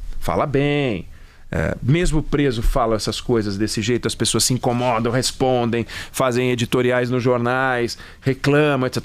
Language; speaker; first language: Portuguese; native; Portuguese